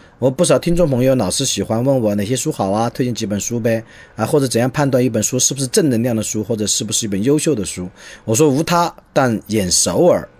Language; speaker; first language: Chinese; native; Chinese